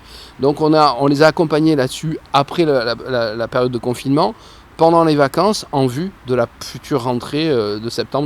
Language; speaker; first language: French; native; French